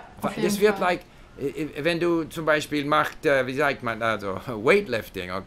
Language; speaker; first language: German; non-native, learner; English